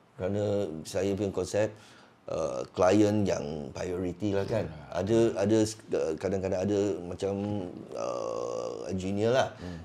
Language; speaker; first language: Malay; non-native, local second language; Cantonese